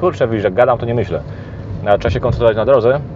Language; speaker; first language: Polish; native; Polish